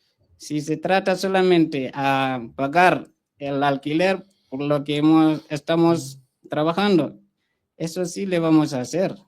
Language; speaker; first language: Spanish; non-native, fluent; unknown